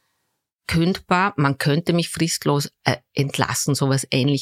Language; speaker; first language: German; early bilingual, other home language; Turkish